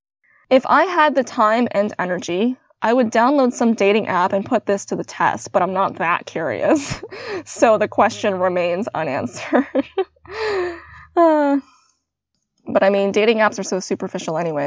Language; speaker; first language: English; native; English